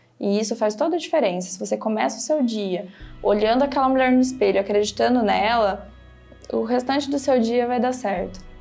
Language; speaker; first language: Portuguese; native; Portuguese